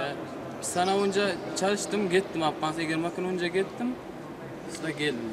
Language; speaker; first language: Turkish; non-native, learner; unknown